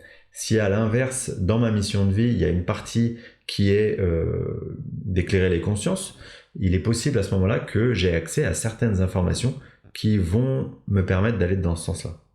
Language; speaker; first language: French; native; French